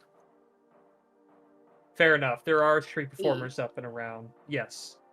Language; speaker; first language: English; native; English